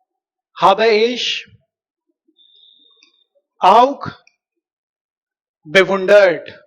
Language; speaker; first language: German; non-native, fluent; Hindi